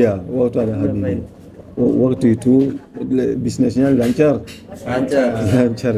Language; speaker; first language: Indonesian; non-native, learner; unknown